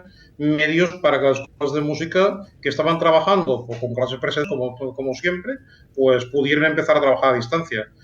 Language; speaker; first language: Spanish; native; Spanish